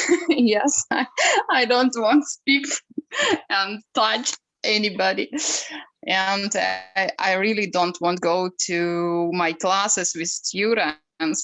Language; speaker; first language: English; non-native, learner; Ukrainian